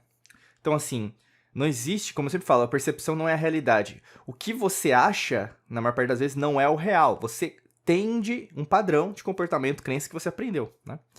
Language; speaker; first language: Portuguese; native; Portuguese